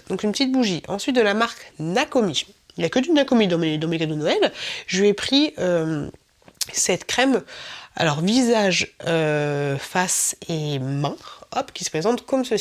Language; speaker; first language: French; native; French